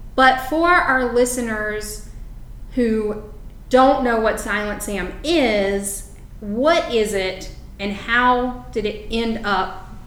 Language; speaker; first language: English; native; English